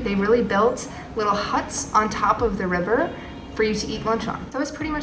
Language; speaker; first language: English; native; English